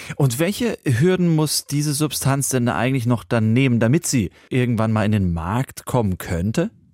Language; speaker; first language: German; native; German